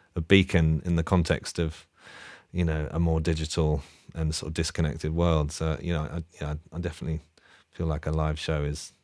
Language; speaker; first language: English; native; English